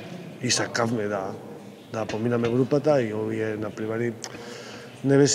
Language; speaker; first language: Macedonian; non-native, learner; Spanish